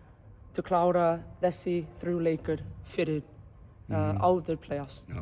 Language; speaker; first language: Icelandic; non-native, learner; English